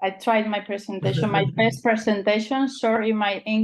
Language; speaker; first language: English; non-native, learner; Spanish